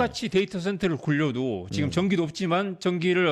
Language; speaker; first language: Korean; native; Korean